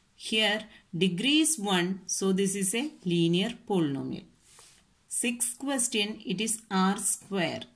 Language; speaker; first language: English; non-native, local second language; Malayalam